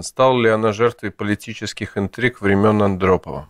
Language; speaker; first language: Russian; native; Russian